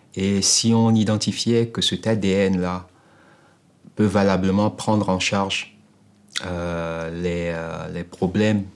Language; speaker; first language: French; non-native, local second language; Ewe